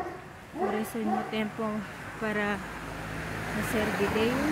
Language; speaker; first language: Spanish; non-native, learner; Filipino